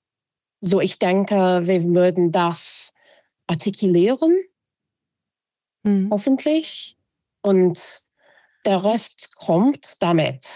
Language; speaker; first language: German; non-native, fluent; English